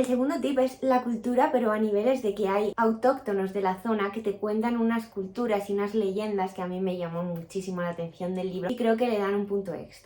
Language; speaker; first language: Spanish; native; Spanish